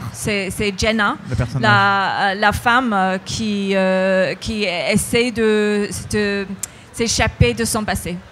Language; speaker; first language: French; non-native, fluent; English